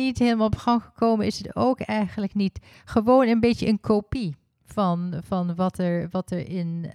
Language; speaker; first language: Dutch; early bilingual, heritage; Dutch